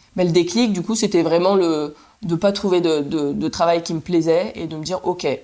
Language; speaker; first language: French; native; French